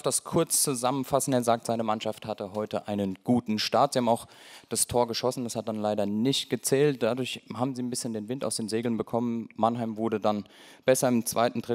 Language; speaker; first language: German; native; German